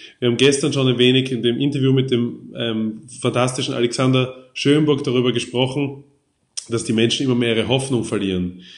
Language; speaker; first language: German; native; German